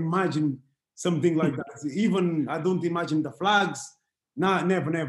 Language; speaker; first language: English; non-native, fluent; Portuguese